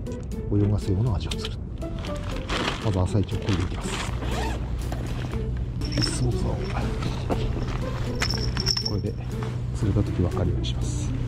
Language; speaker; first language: Japanese; native; Japanese